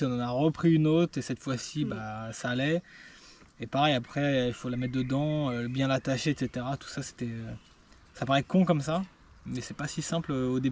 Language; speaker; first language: French; native; French